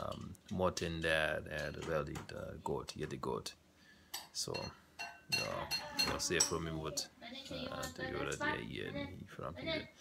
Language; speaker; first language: Swedish; non-native, learner; English